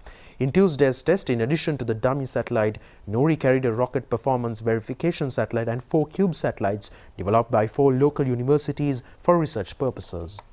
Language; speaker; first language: English; non-native, local second language; Sinhala